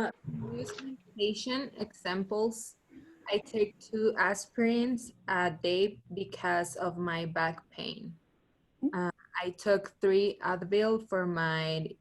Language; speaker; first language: English; non-native, learner; Spanish